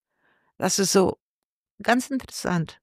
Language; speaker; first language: German; non-native, learner; Russian